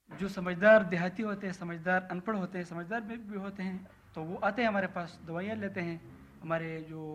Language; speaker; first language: Urdu; non-native, local second language; Pashto